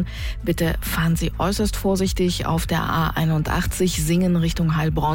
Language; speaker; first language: German; native; German